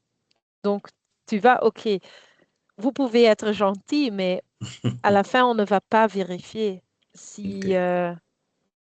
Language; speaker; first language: French; non-native, fluent; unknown